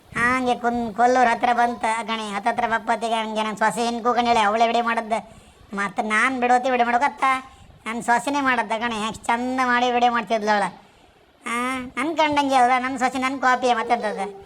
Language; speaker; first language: Kannada; native; Kannada